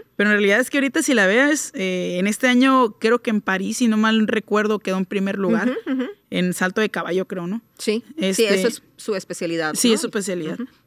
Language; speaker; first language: Spanish; native; Spanish